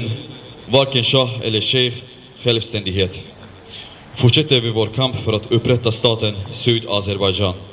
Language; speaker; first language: Swedish; non-native, fluent; Azerbaijani